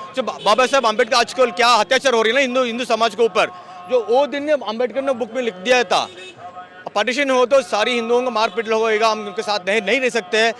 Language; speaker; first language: Hindi; non-native, local second language; Kannada